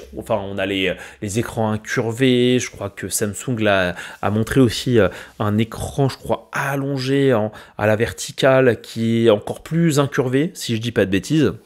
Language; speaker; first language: French; native; French